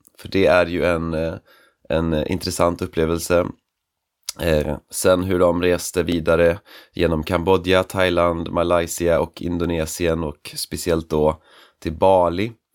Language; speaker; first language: Swedish; native; Swedish